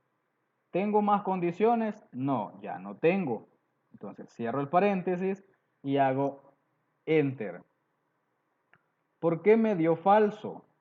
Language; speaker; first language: Spanish; native; Spanish